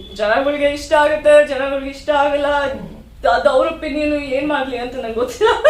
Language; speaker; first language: Kannada; non-native, learner; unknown